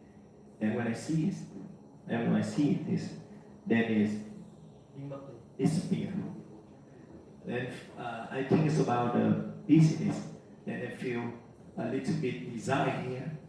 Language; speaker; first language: English; non-native, learner; Vietnamese